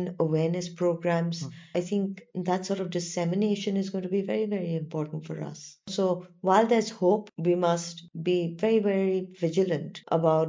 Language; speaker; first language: English; non-native, local second language; Gujarati